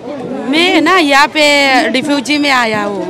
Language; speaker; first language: Hindi; non-native, learner; Burmese